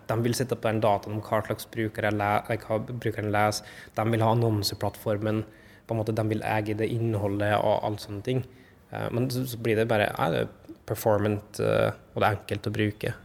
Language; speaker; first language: Norwegian; native; Norwegian